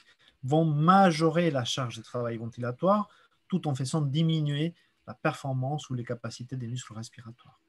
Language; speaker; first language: French; native; French